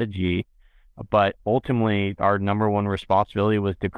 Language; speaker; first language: English; native; English